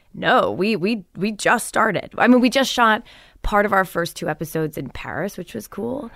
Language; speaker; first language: English; native; English